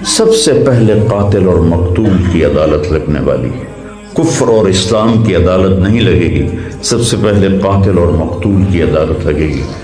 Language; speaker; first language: Urdu; non-native, local second language; Punjabi